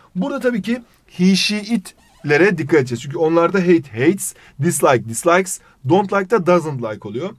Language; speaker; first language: Turkish; native; Turkish